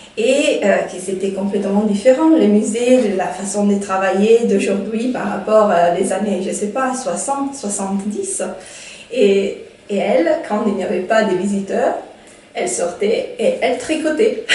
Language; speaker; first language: French; non-native, fluent; Italian